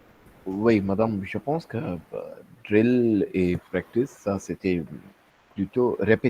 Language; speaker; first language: French; non-native, learner; Hindi